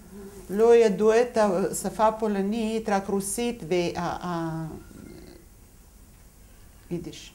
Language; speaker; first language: Hebrew; non-native, fluent; Russian